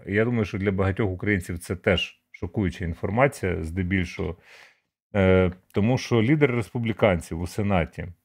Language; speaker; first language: Ukrainian; native; Ukrainian